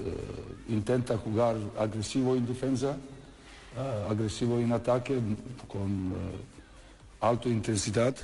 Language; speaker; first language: Spanish; non-native, fluent; Serbian